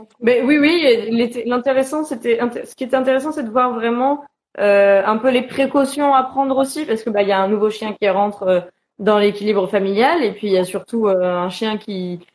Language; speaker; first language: French; native; French